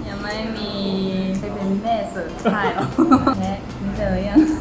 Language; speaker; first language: Thai; non-native, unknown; Chinese